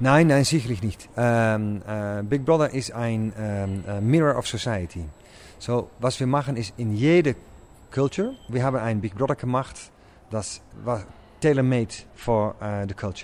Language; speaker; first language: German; non-native, learner; Dutch